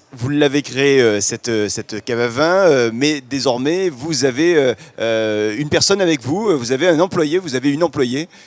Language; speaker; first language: French; native; French